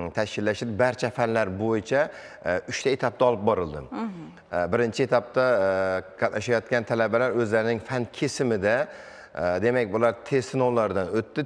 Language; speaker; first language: Uzbek; native; Uzbek